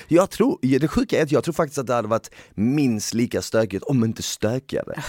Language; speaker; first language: Swedish; native; Swedish